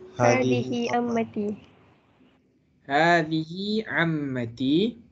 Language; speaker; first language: Arabic; non-native, fluent; Malay